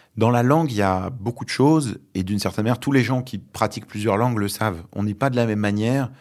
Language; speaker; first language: French; early bilingual, other home language; Arabic